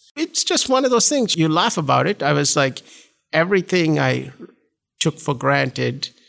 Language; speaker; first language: English; non-native, local second language; Malayalam